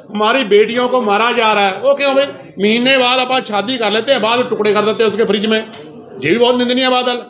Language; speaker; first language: Hindi; non-native, local second language; Punjabi